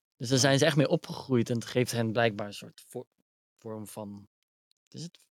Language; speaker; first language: Dutch; early bilingual, other home language; Arabic